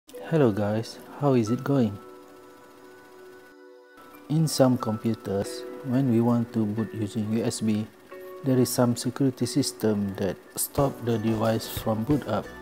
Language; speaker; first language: English; non-native, local second language; Malay